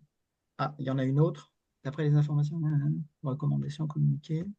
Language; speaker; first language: French; native; French